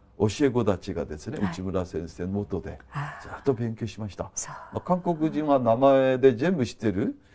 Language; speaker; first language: Japanese; non-native, fluent; Korean